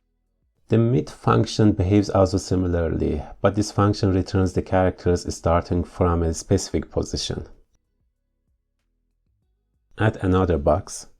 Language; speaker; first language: English; non-native, fluent; Persian